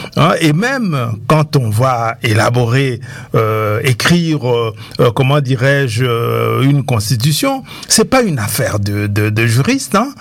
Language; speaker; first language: French; non-native, local second language; Lingala